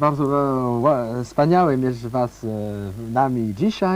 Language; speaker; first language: Polish; non-native, learner; Chinese